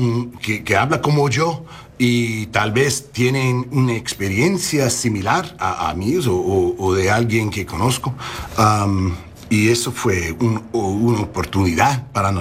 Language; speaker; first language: Spanish; non-native, learner; English